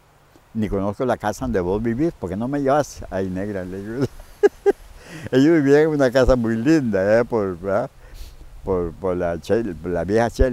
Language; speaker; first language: Spanish; native; Spanish